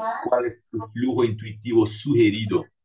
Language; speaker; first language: Spanish; non-native, fluent; Portuguese